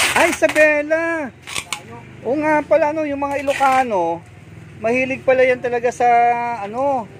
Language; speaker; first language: Filipino; native; Filipino